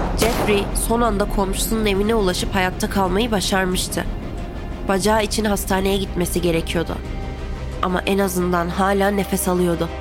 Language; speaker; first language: Turkish; native; Turkish